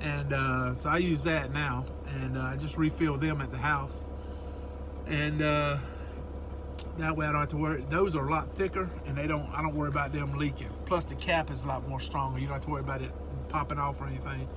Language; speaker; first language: English; native; English